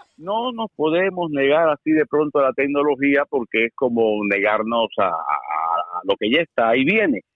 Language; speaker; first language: Spanish; native; Spanish